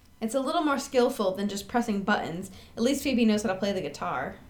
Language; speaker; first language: English; native; English